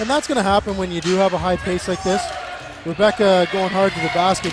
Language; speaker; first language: English; native; English